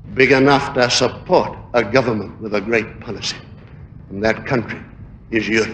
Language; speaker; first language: English; native; English